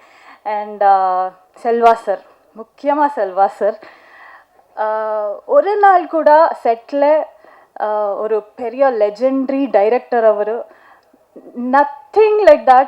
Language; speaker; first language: Tamil; non-native, learner; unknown